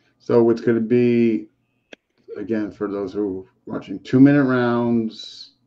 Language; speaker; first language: English; native; English